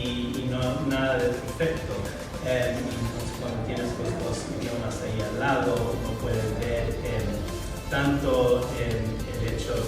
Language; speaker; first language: Spanish; non-native, fluent; English